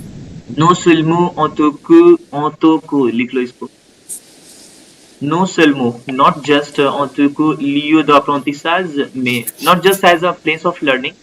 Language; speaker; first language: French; non-native, fluent; Hindi